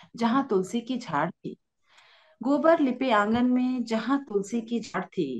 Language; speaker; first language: Hindi; native; Hindi